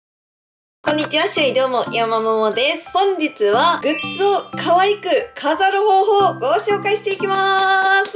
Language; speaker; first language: Japanese; native; Japanese